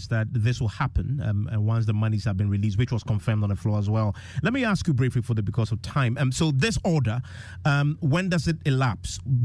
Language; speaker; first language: English; non-native, local second language; Akan